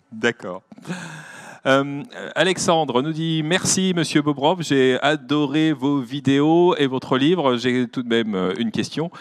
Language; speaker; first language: French; native; French